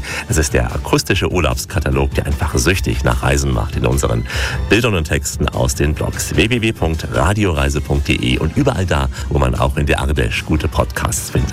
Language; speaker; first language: German; native; German